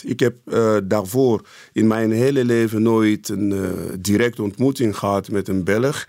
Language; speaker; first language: Dutch; non-native, fluent; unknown